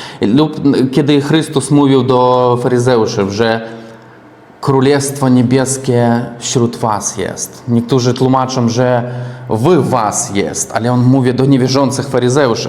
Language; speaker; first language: Polish; non-native, learner; Russian